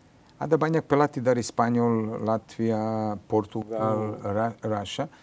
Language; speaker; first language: Indonesian; non-native, learner; Serbian